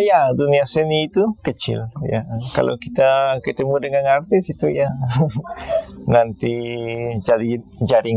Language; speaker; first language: Indonesian; non-native, fluent; Spanish